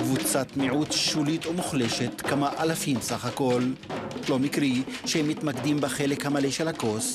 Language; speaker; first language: Hebrew; native; Hebrew